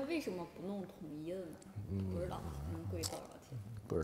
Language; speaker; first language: Chinese; native; Chinese